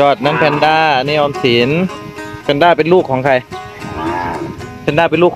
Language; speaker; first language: Thai; non-native, local second language; Northeastern Thai